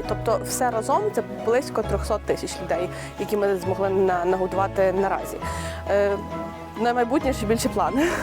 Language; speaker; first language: Ukrainian; native; Ukrainian